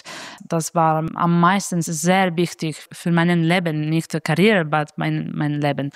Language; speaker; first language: German; non-native, fluent; Italian